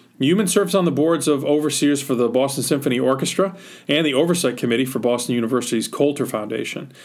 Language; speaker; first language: English; native; English